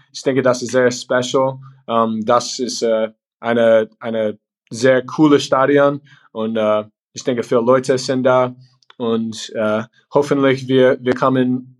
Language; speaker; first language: German; non-native, learner; English